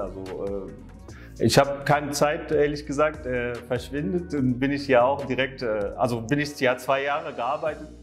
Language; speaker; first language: German; non-native, fluent; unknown